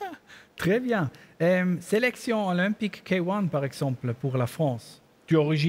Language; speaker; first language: French; non-native, learner; German